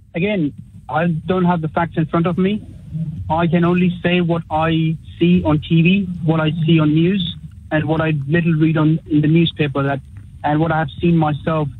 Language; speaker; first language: English; early bilingual, other home language; Urdu